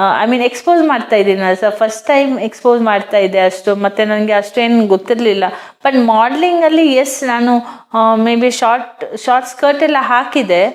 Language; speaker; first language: Kannada; non-native, fluent; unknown